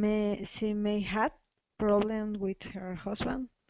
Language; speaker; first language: English; non-native, learner; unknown